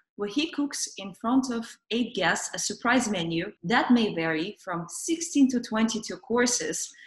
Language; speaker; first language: English; non-native, fluent; Russian